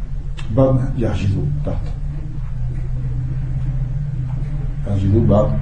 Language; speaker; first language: Arabic; non-native, fluent; French